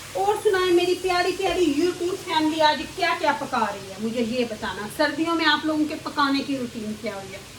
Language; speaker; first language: Urdu; native; Urdu